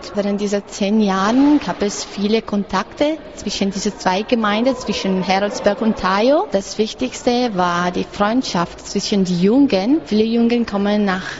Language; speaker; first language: German; non-native, learner; Italian